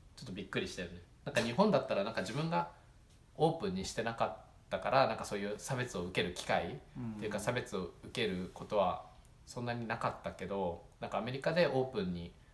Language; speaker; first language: Japanese; native; Japanese